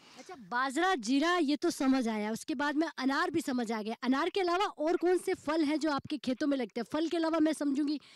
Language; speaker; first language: Hindi; native; Hindi